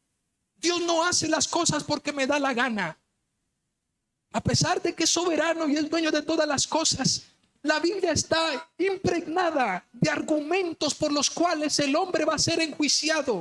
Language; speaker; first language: Spanish; native; Spanish